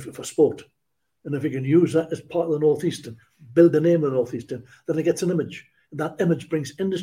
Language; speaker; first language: English; native; English